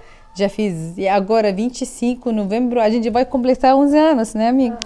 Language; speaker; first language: Portuguese; non-native, learner; Arabic